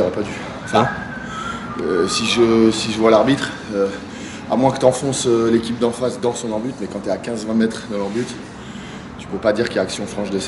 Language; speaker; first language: French; native; French